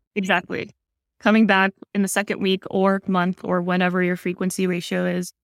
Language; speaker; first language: English; native; English